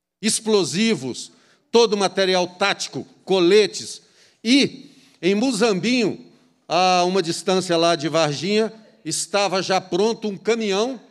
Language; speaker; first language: Portuguese; native; Portuguese